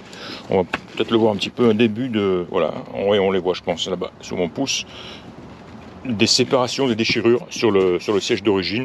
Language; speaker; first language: French; native; French